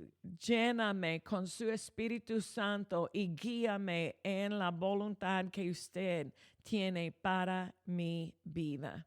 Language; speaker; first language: Spanish; non-native, fluent; English